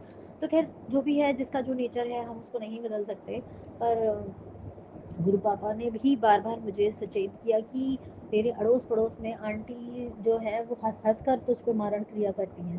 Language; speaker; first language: Hindi; native; Hindi